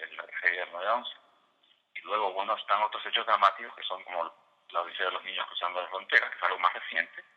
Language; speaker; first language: Spanish; native; Spanish